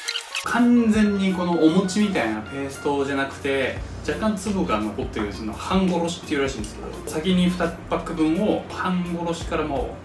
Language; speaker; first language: Japanese; native; Japanese